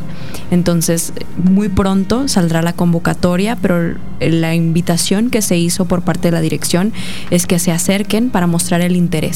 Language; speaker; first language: Spanish; native; Spanish